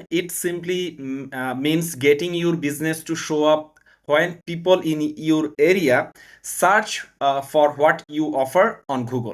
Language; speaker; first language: English; non-native, learner; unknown